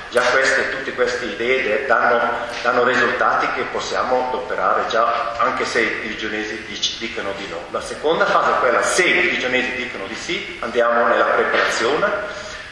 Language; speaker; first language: Italian; non-native, fluent; Romansh